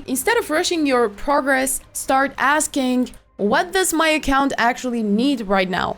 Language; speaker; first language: English; non-native, fluent; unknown